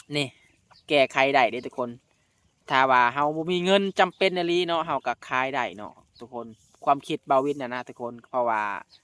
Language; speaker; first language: Lao; native; Lao